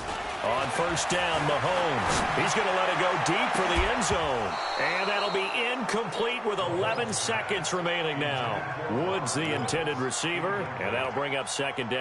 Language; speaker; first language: English; native; English